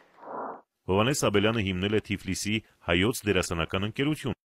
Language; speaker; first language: Armenian; native; Armenian